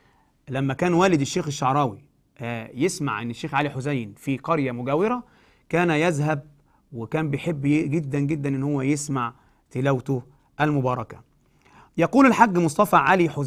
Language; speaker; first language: Arabic; native; Arabic